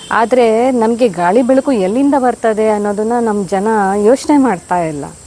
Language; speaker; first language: Kannada; native; Kannada